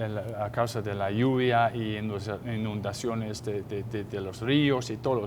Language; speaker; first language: Spanish; non-native, fluent; English